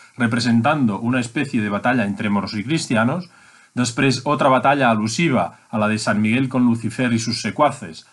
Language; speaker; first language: Spanish; non-native, local second language; Catalan